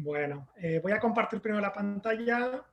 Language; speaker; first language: Spanish; native; Spanish